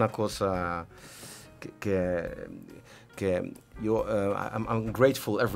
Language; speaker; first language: Spanish; non-native, learner; Dutch